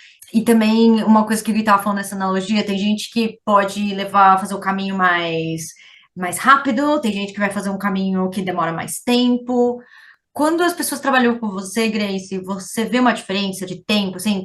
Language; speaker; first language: Portuguese; native; Portuguese